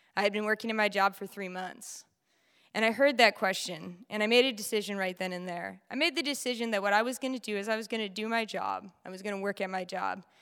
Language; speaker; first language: English; native; English